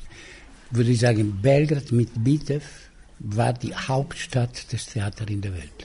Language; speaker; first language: German; non-native, fluent; Italian